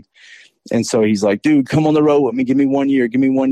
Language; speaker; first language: English; native; English